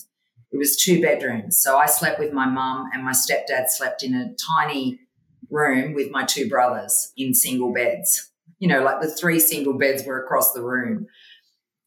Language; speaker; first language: English; early bilingual, other home language; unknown